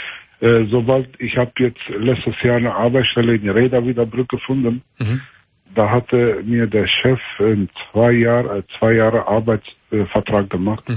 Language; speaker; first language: German; early bilingual, other home language; Albanian